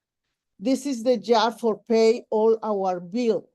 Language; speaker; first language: English; non-native, local second language; Spanish